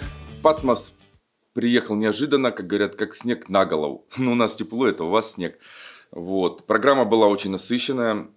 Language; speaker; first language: Russian; native; Russian